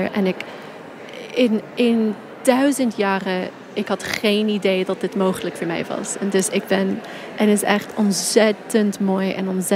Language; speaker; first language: Dutch; non-native, fluent; English